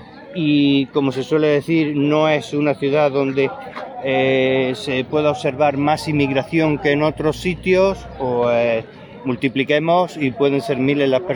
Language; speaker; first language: Spanish; native; Spanish